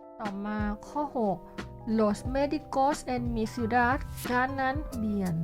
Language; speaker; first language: Spanish; non-native, learner; Thai